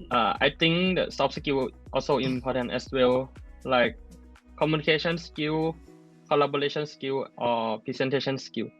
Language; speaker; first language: English; non-native, learner; Thai